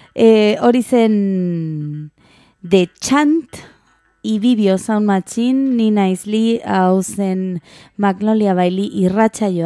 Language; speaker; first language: Basque; non-native, local second language; Spanish